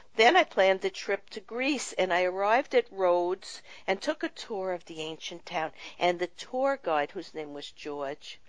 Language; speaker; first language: English; early bilingual, other home language; Russian